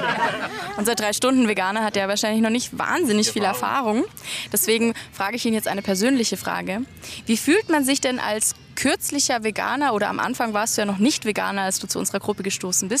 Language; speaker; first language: German; native; German